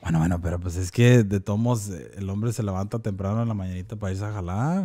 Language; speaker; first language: Spanish; early bilingual, heritage; Spanish